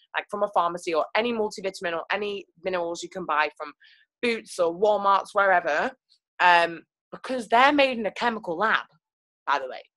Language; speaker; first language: English; native; English